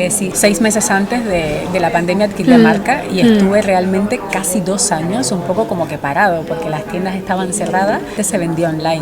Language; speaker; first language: Spanish; native; Spanish